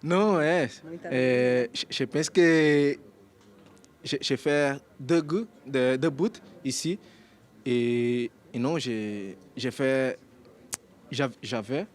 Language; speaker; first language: French; non-native, learner; Portuguese